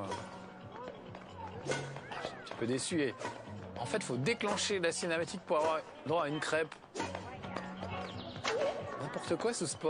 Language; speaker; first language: French; native; French